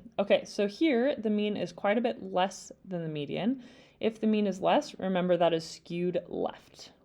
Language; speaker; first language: English; native; English